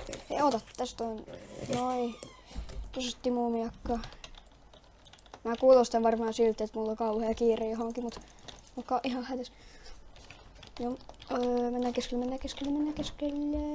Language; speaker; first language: Finnish; native; Finnish